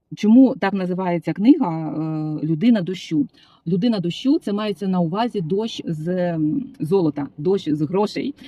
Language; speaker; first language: Ukrainian; non-native, local second language; Russian